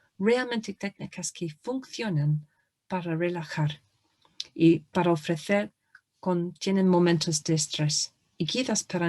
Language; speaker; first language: Spanish; non-native, fluent; English